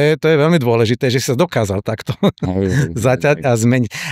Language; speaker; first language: Slovak; native; Slovak